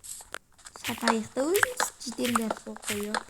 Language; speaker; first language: Kazakh; native; Kazakh